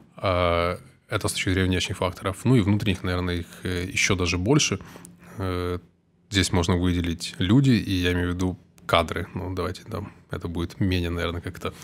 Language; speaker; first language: Russian; native; Russian